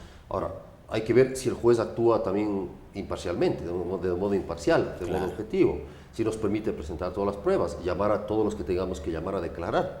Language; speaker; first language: Spanish; native; Spanish